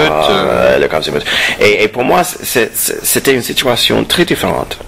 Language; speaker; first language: French; non-native, fluent; English